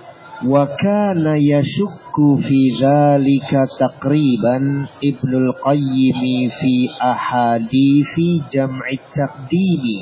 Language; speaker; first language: Arabic; non-native, fluent; Indonesian